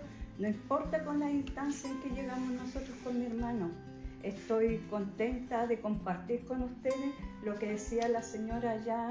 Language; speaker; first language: Spanish; native; Spanish